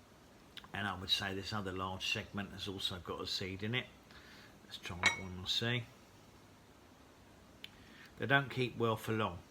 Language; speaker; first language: English; native; English